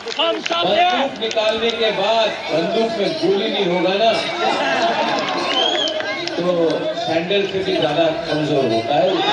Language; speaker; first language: Hindi; non-native, local second language; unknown